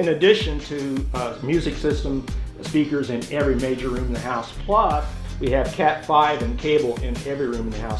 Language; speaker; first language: English; native; English